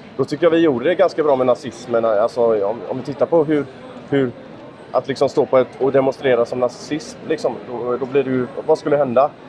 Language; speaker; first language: Swedish; native; Swedish